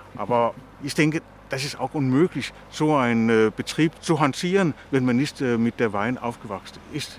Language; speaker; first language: German; non-native, learner; Danish